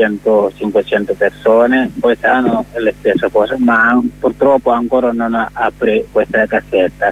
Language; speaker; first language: Italian; non-native, learner; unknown